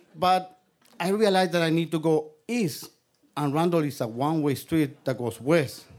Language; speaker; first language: English; non-native, fluent; Spanish